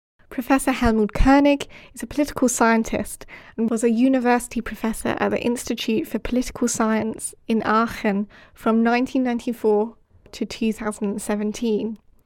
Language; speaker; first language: English; native; English